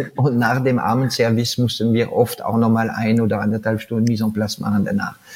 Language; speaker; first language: German; non-native, fluent; French